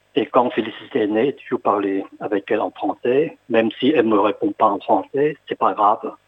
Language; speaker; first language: French; non-native, fluent; Khmer